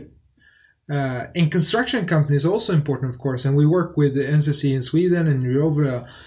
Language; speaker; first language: English; non-native, fluent; Swedish